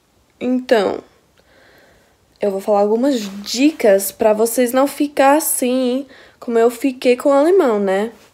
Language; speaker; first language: Portuguese; non-native, fluent; English